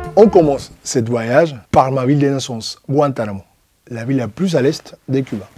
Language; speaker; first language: French; non-native, fluent; Spanish